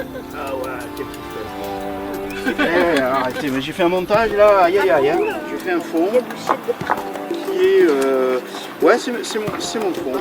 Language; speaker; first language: French; native; French